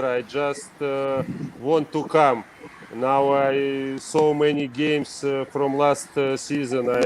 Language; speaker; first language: English; non-native, learner; Russian